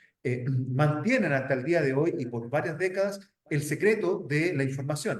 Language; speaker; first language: Spanish; native; Spanish